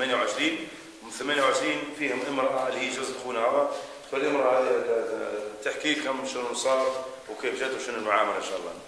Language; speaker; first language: Arabic; native; Arabic